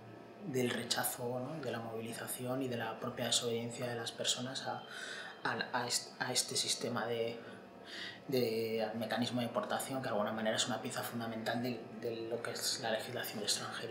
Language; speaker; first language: Spanish; native; Spanish